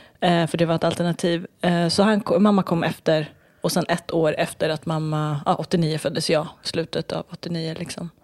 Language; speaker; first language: Swedish; early bilingual, other home language; Kurdish